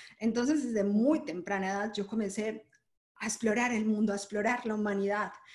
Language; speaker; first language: Spanish; native; Spanish